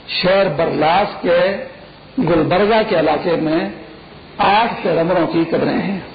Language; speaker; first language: Urdu; non-native, local second language; Pashto